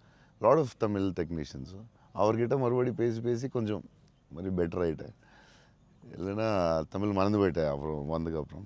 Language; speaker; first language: Tamil; non-native, local second language; Telugu